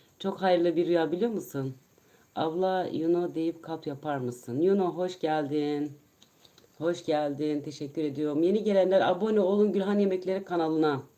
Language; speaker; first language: Turkish; native; Turkish